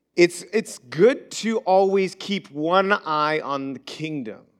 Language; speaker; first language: English; native; English